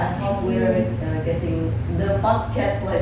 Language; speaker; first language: English; non-native, learner; Indonesian